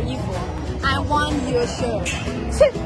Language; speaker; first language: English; non-native, learner; Chinese